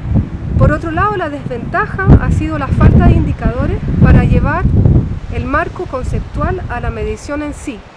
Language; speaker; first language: Spanish; native; Spanish